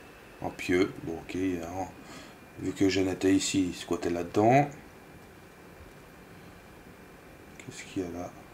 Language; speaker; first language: French; native; French